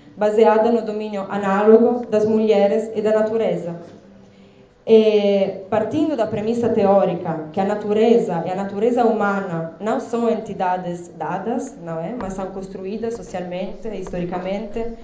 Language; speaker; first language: Portuguese; non-native, fluent; Italian